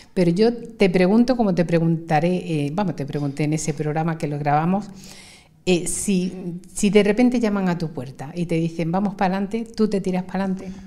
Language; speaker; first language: Spanish; native; Spanish